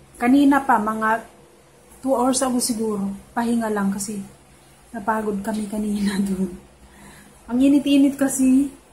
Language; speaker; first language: Filipino; non-native, local second language; Cebuano